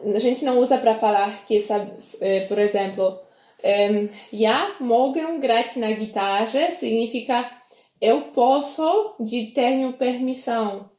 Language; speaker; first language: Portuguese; non-native, fluent; Polish